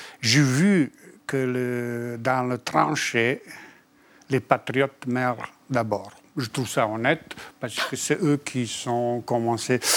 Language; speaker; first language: French; non-native, fluent; Bosnian